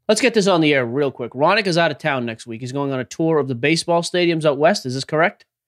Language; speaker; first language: English; native; English